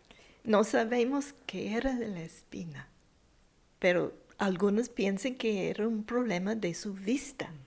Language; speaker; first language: Spanish; non-native, fluent; English